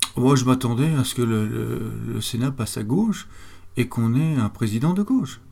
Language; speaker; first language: French; native; French